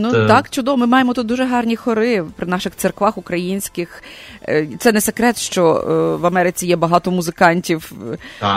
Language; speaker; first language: Ukrainian; native; Ukrainian